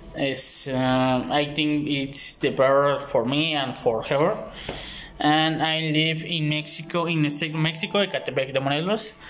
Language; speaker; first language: English; non-native, learner; Spanish